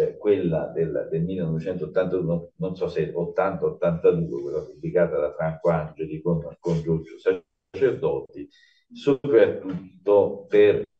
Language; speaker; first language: Italian; native; Italian